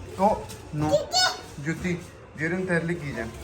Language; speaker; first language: Turkish; non-native, learner; Urdu